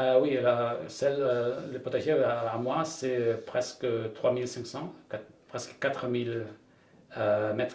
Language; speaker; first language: French; non-native, fluent; Spanish